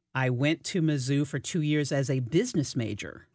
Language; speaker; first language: English; native; English